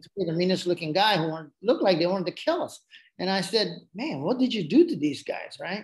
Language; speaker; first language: English; non-native, fluent; Japanese